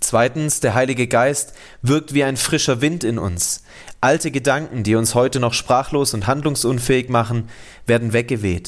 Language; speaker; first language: German; native; German